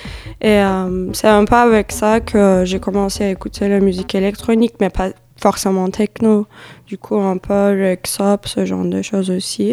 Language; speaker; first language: French; non-native, fluent; Turkish